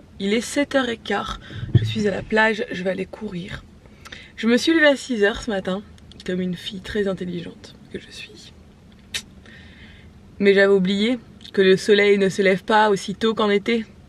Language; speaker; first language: French; native; French